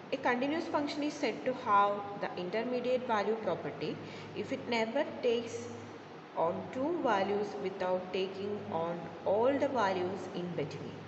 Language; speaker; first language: English; non-native, local second language; Malayalam